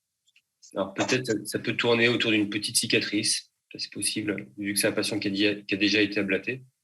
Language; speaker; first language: French; native; French